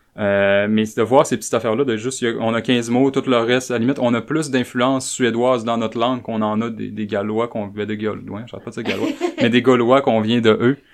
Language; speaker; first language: French; native; French